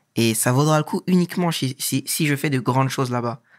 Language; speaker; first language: French; native; French